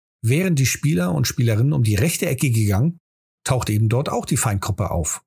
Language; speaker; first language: German; native; German